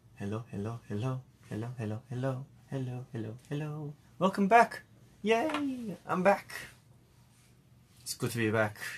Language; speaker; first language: English; early bilingual, other home language; Korean